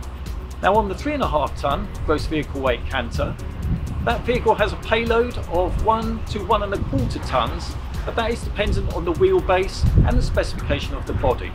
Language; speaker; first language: English; native; English